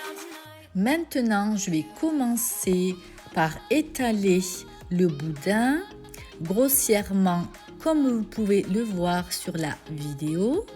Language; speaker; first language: French; native; French